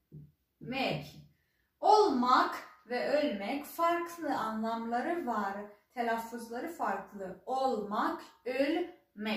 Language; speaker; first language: Turkish; non-native, fluent; Persian